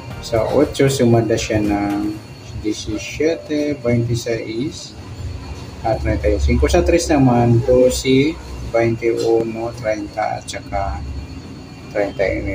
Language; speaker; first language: Filipino; native; Filipino